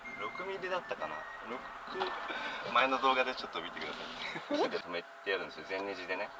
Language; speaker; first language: Japanese; native; Japanese